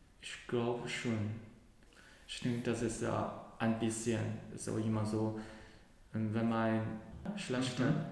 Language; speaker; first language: German; non-native, learner; Cantonese